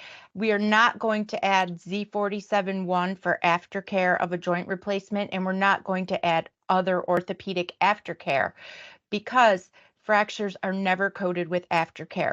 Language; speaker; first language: English; native; English